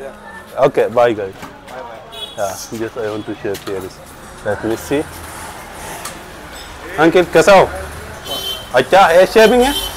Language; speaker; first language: Hindi; non-native, learner; Arabic